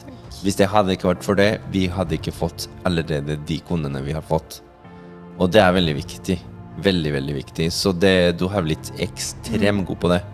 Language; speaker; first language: Norwegian; non-native, fluent; Spanish